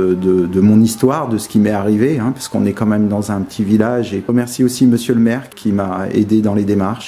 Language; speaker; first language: French; native; French